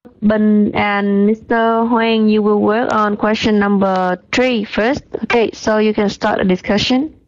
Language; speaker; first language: English; non-native, fluent; Vietnamese